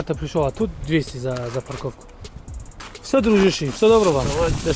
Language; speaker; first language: Russian; non-native, fluent; Tajik